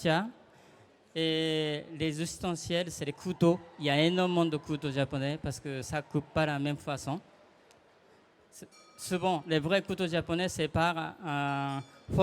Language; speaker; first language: French; non-native, fluent; Japanese